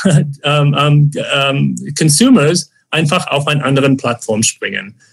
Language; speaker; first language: German; non-native, fluent; English